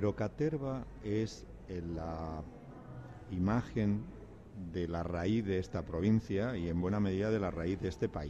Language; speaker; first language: Spanish; native; Spanish